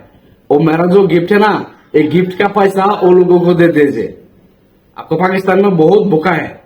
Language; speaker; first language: Hindi; non-native, learner; Bangla